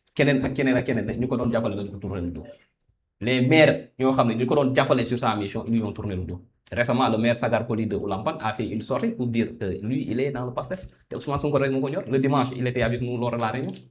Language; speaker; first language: Wolof; non-native, local second language; Jola-Fonyi